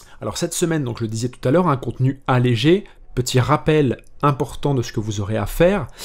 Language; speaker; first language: French; native; French